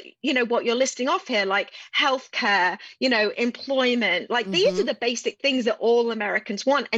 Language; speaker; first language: English; native; English